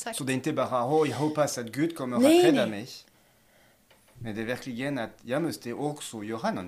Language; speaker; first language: Swedish; non-native, fluent; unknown